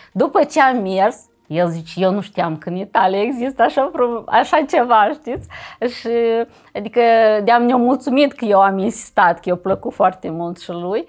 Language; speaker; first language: Romanian; native; Romanian